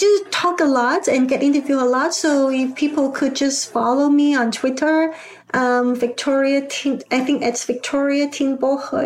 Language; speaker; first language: English; non-native, local second language; Cantonese